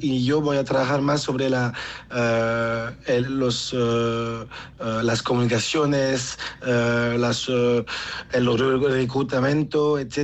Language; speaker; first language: Spanish; non-native, learner; French